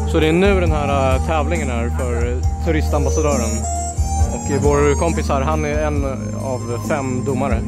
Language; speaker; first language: Swedish; native; Swedish